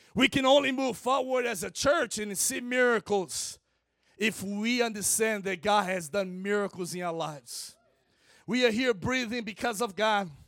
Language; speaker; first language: English; non-native, fluent; Portuguese